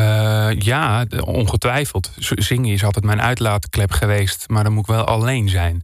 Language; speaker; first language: Dutch; native; Dutch